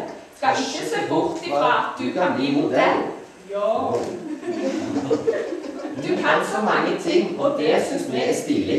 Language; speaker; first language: Norwegian; native; Norwegian